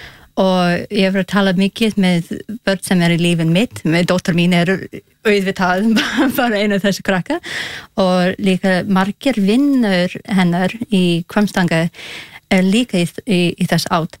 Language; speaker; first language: Icelandic; non-native, learner; Spanish